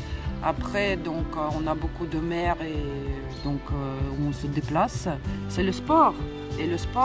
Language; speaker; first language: French; non-native, fluent; Russian